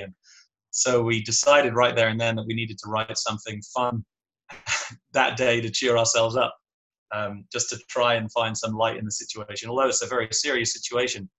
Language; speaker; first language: English; native; English